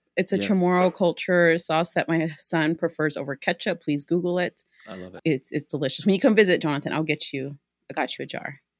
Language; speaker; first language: English; early bilingual, other home language; Spanish